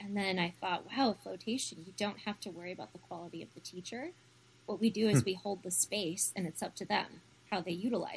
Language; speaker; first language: English; native; English